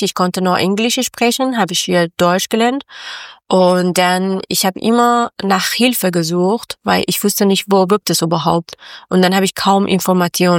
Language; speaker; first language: German; non-native, learner; Persian